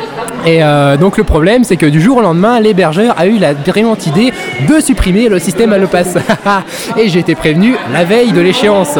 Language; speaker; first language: French; native; French